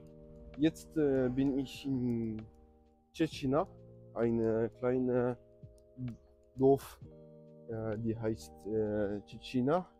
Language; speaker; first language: German; non-native, learner; French